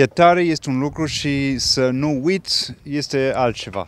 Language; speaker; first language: Romanian; early bilingual, heritage; English